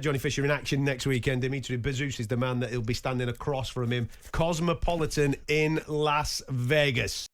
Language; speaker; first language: English; native; English